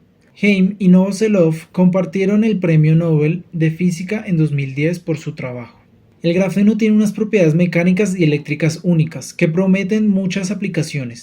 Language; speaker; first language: Spanish; native; Spanish